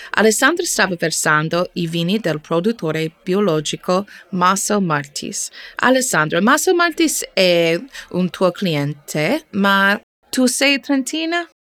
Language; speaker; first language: Italian; non-native, fluent; English